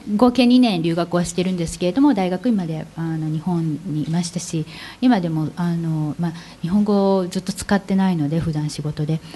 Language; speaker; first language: Japanese; native; Japanese